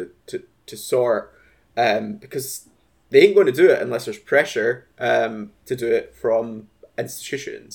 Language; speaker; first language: English; native; English